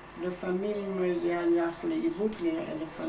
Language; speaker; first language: Hebrew; non-native, fluent; German